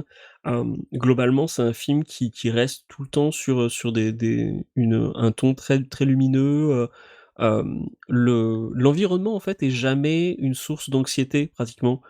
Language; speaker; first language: French; native; French